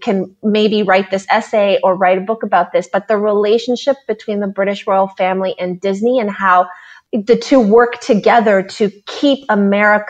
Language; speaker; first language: English; native; English